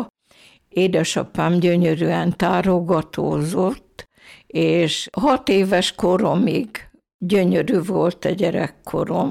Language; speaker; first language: Hungarian; native; Hungarian